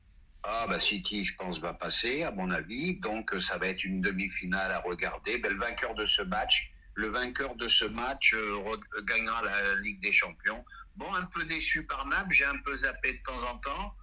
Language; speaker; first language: French; native; French